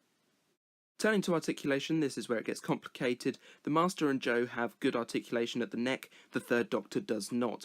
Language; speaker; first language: English; native; English